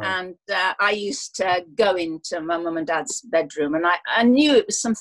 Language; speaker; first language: English; native; English